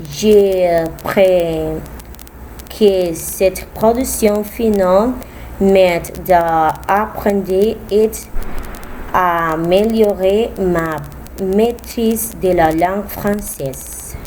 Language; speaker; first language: French; non-native, learner; Spanish